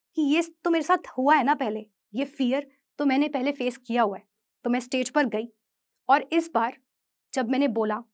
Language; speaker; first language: Hindi; native; Hindi